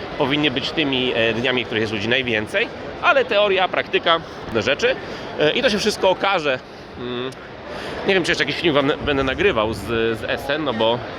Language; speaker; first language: Polish; native; Polish